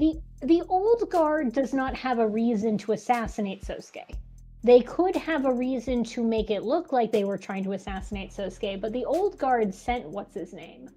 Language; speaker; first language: English; native; English